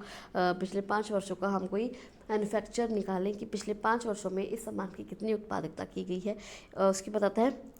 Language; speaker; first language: Hindi; native; Hindi